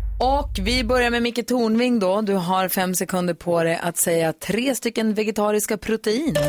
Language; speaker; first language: Swedish; native; Swedish